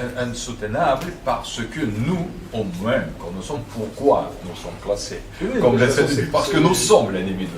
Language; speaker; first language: French; non-native, fluent; Russian